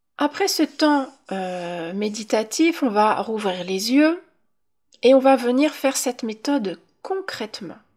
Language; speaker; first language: French; native; French